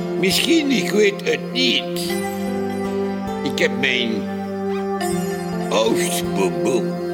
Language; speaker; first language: Dutch; non-native, learner; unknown